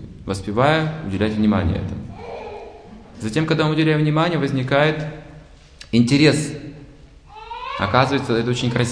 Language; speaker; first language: Russian; native; Russian